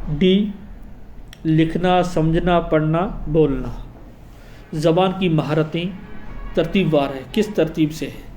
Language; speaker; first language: Urdu; native; Urdu